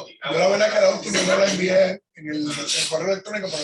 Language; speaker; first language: Spanish; native; Spanish